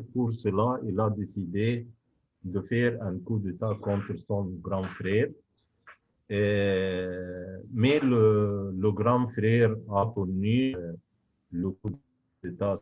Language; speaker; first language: French; non-native, fluent; Arabic